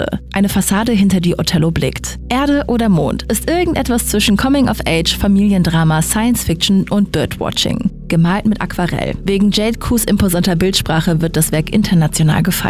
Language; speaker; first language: German; native; German